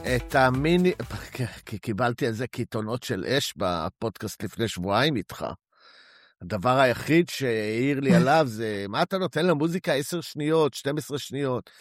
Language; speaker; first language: Hebrew; native; Hebrew